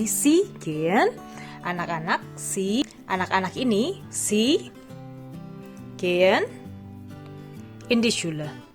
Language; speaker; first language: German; non-native, fluent; Indonesian